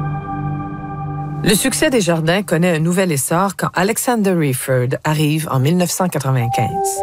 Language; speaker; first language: French; native; French